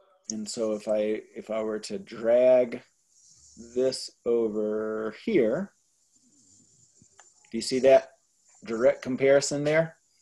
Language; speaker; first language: English; native; English